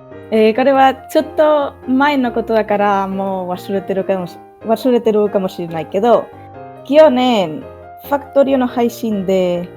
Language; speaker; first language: Japanese; non-native, fluent; English